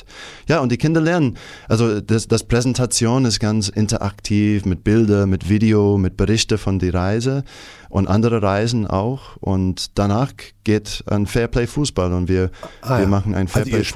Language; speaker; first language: German; non-native, fluent; English